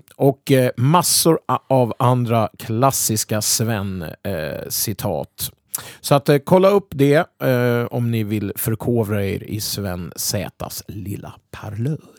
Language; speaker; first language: Swedish; native; Swedish